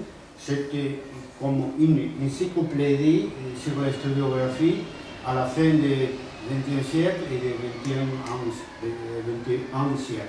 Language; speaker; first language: French; non-native, fluent; Spanish